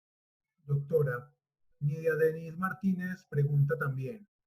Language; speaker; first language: Spanish; native; Spanish